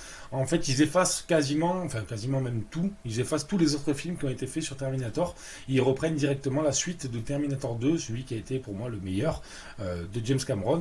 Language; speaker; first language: French; native; French